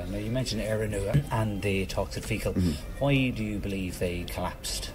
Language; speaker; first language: English; native; English